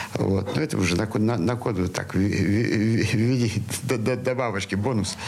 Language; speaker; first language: Russian; native; Russian